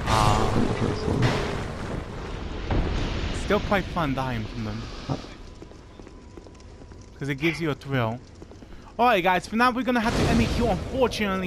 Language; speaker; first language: English; native; English